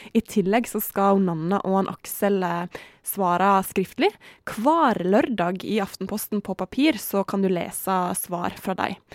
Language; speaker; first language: Norwegian; native; Norwegian